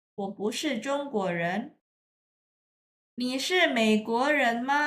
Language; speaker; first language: Chinese; non-native, fluent; Indonesian